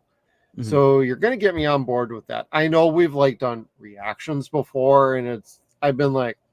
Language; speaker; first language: English; native; English